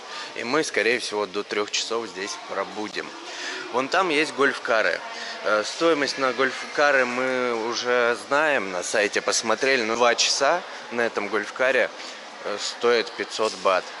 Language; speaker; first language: Russian; native; Russian